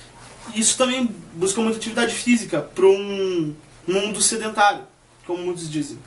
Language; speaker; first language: Portuguese; native; Portuguese